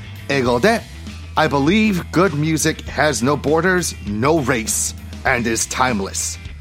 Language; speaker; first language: English; native; English